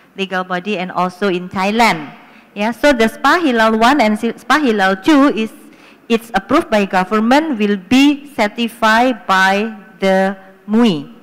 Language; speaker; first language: English; non-native, fluent; Indonesian